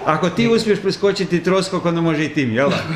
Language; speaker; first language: Croatian; native; Croatian